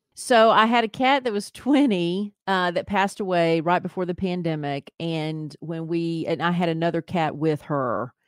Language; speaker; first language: English; native; English